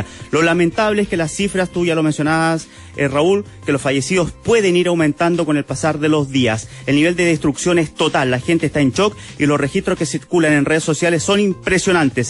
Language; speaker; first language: Spanish; native; Spanish